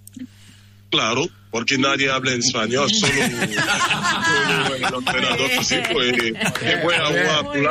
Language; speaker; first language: Spanish; non-native, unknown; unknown